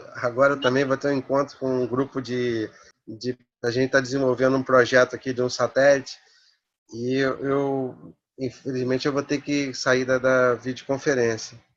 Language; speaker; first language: Portuguese; native; Portuguese